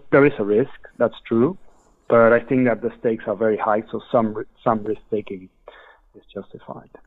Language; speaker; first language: English; non-native, fluent; Spanish